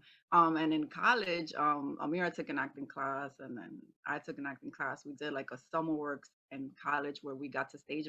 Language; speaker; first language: English; native; English